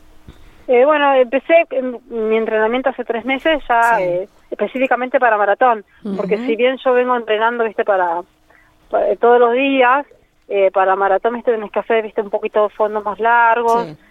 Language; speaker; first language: Spanish; native; Spanish